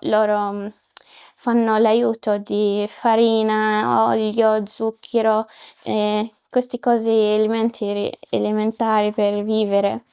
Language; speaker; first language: Italian; non-native, learner; Arabic